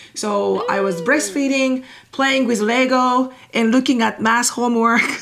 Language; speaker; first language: English; non-native, fluent; Japanese